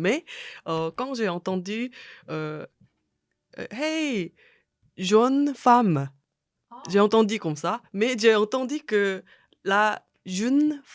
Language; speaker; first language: French; non-native, fluent; Korean